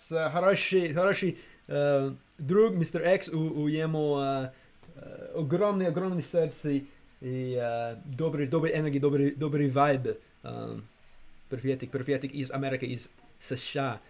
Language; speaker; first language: Russian; non-native, learner; English